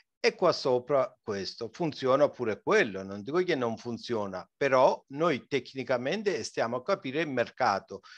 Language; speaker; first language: Italian; non-native, fluent; Persian